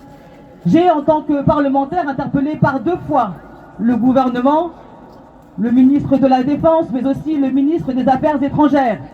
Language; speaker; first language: French; native; French